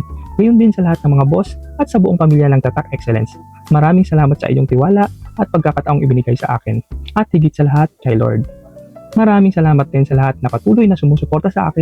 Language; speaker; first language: Filipino; native; Filipino